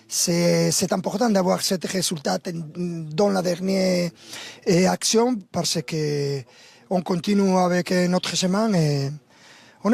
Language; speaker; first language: French; non-native, fluent; Spanish